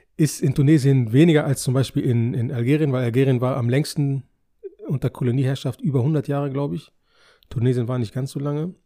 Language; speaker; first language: German; native; German